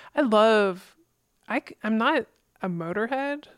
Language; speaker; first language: English; native; English